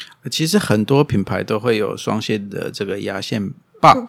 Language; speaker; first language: Chinese; non-native, fluent; German